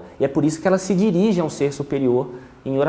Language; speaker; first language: Portuguese; native; Portuguese